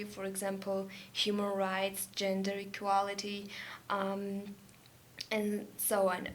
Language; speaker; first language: English; non-native, learner; Georgian